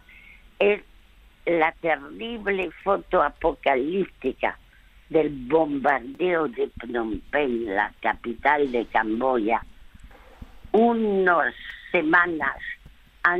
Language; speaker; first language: Spanish; early bilingual, other home language; French